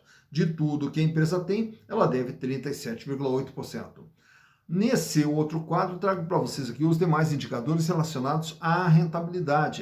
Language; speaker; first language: Portuguese; native; Portuguese